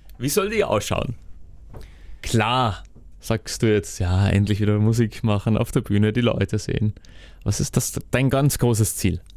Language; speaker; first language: German; native; German